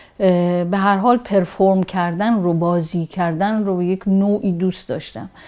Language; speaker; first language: Persian; native; Persian